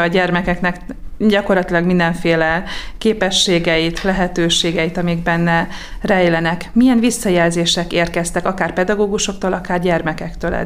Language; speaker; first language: Hungarian; native; Hungarian